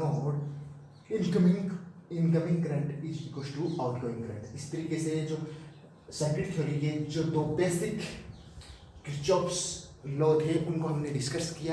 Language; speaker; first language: Hindi; native; Hindi